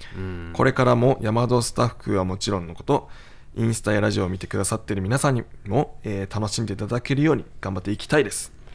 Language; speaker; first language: Japanese; native; Japanese